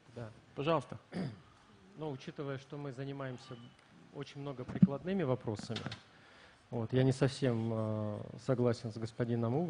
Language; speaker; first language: Russian; native; Russian